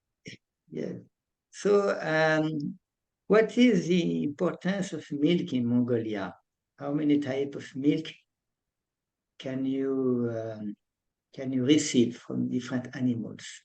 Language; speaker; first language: English; non-native, fluent; French